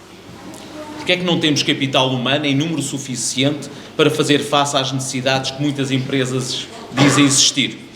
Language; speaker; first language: Portuguese; native; Portuguese